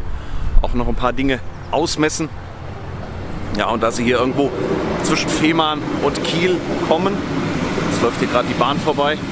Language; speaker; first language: German; native; German